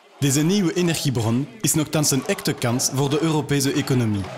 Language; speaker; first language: Dutch; non-native, local second language; French